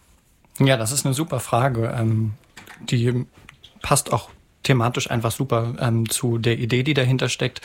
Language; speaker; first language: German; native; German